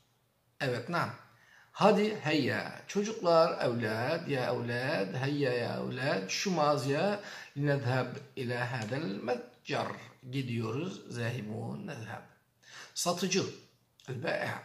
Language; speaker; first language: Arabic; non-native, fluent; Turkish